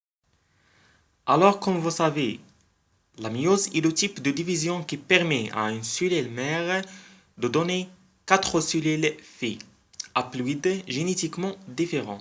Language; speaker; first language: French; non-native, local second language; Arabic